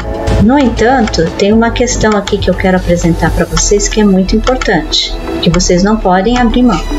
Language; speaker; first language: Portuguese; native; Portuguese